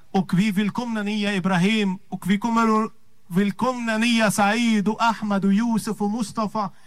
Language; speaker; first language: Swedish; non-native, fluent; Arabic